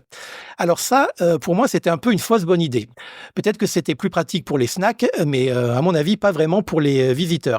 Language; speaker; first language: French; native; French